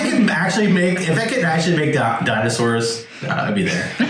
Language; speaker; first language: English; native; English